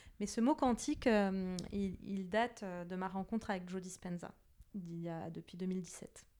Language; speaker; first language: French; native; French